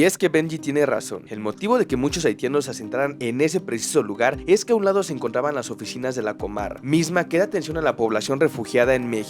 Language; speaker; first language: Spanish; native; Spanish